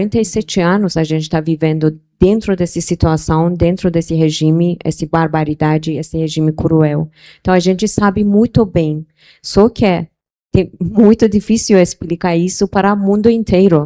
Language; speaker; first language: Portuguese; non-native, local second language; Persian